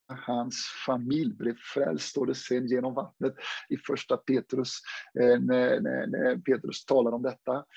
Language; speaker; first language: Swedish; non-native, fluent; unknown